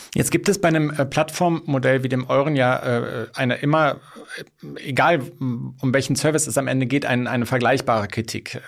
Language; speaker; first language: German; native; German